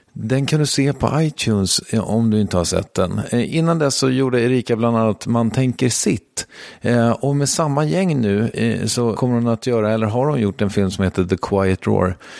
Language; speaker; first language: Swedish; native; Swedish